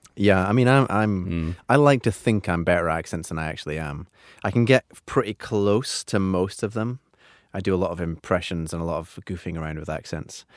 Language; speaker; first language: English; native; English